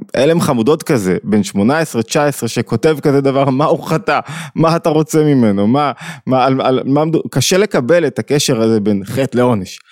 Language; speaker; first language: Hebrew; native; Hebrew